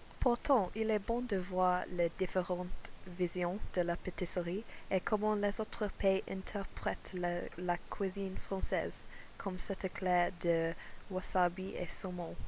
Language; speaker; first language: French; non-native, learner; English